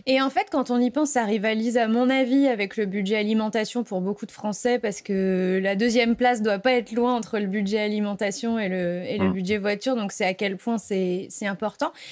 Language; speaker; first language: French; native; French